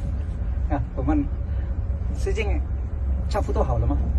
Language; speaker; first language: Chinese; non-native, learner; Indonesian